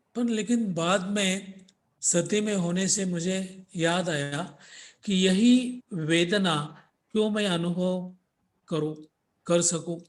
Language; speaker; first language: Hindi; non-native, local second language; Marathi